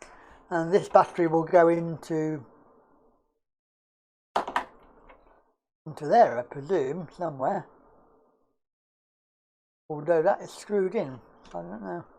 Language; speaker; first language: English; native; English